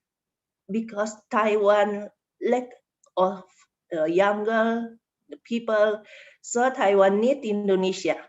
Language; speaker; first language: English; non-native, learner; Indonesian